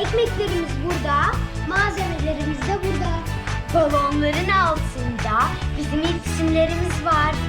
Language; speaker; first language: Turkish; early bilingual, heritage; Turkish